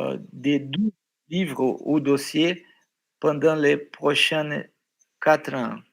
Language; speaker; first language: French; non-native, fluent; Portuguese